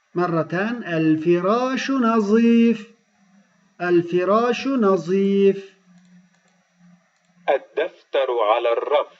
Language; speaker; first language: Arabic; non-native, fluent; Turkish